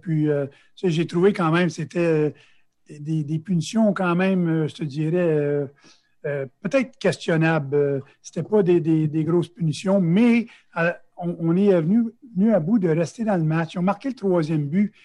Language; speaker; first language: French; native; French